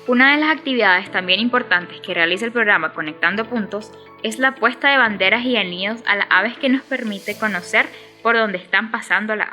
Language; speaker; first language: Spanish; native; Spanish